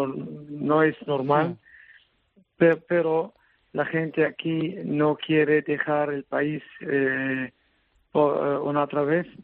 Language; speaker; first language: Spanish; non-native, learner; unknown